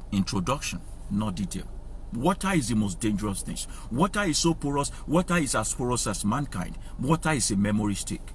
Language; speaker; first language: English; non-native, local second language; Yoruba